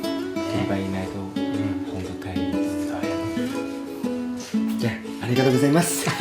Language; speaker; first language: Japanese; non-native, learner; Vietnamese